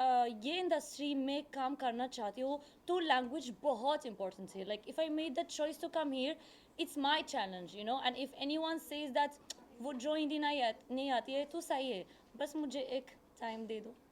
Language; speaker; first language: Hindi; non-native, learner; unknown